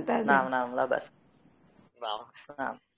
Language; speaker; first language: Arabic; non-native, fluent; Indonesian